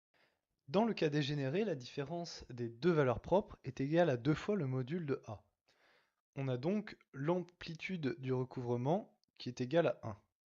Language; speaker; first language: French; native; French